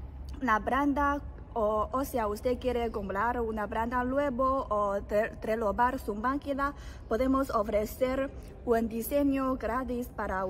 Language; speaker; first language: Spanish; non-native, learner; Chinese